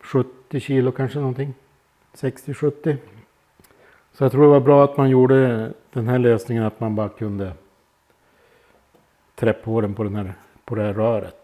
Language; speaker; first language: Swedish; native; Swedish